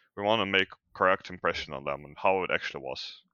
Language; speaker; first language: English; non-native, fluent; Ukrainian